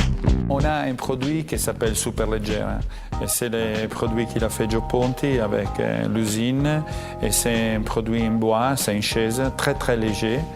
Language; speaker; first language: French; non-native, fluent; Italian